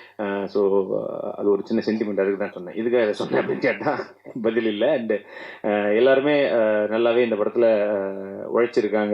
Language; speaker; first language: Tamil; native; Tamil